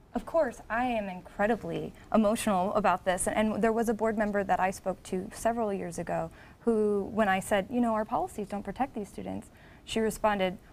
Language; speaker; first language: English; native; English